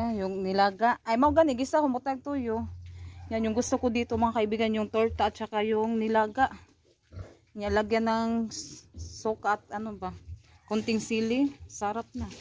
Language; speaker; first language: Filipino; non-native, local second language; Cebuano